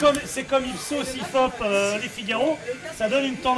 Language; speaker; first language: French; native; French